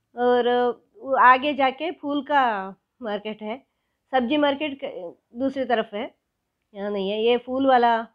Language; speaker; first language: Hindi; non-native, local second language; Kannada